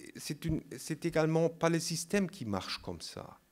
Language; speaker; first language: French; non-native, fluent; German